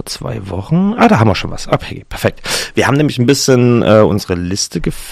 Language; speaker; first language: German; native; German